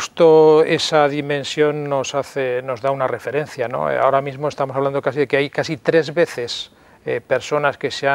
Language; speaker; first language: Spanish; native; Spanish